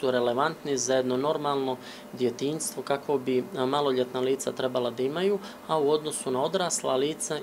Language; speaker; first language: Serbian; native; Serbian